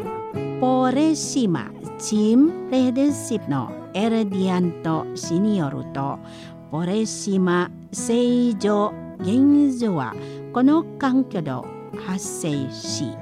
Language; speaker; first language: Japanese; non-native, fluent; Indonesian